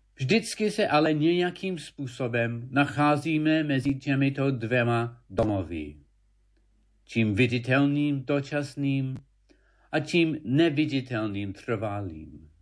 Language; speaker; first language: Czech; non-native, fluent; English